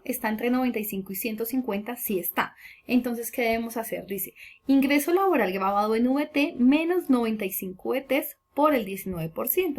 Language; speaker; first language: Spanish; native; Spanish